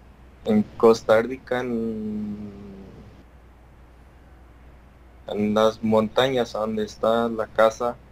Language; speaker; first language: Spanish; early bilingual, heritage; Spanish